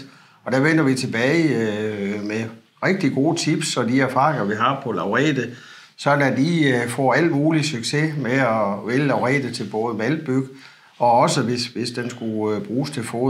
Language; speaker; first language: Danish; native; Danish